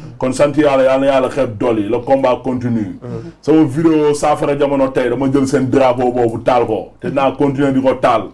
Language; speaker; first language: Wolof; native; Wolof